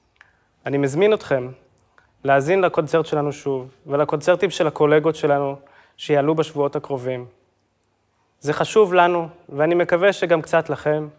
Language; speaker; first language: Hebrew; native; Hebrew